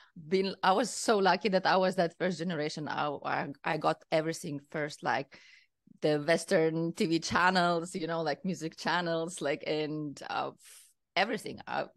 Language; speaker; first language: English; non-native, fluent; Lithuanian